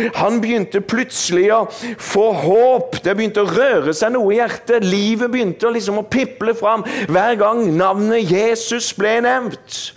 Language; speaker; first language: Norwegian; native; Norwegian